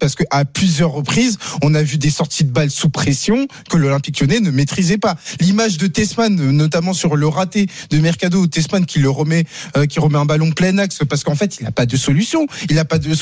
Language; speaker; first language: French; native; French